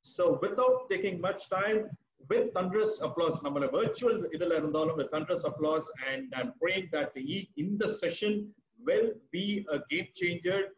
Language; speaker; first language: English; non-native, local second language; Tamil